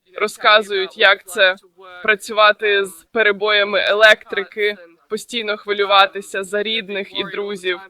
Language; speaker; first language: Ukrainian; non-native, fluent; English